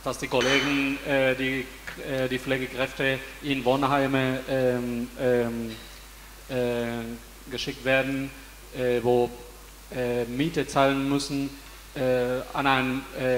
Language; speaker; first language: German; non-native, fluent; Spanish